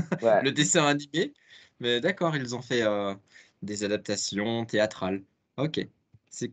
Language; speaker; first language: French; native; French